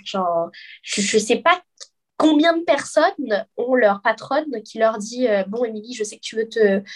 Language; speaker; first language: French; native; French